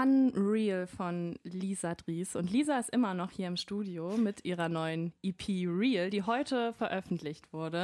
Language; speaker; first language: German; native; German